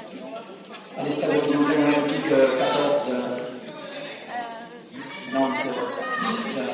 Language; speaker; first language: French; native; French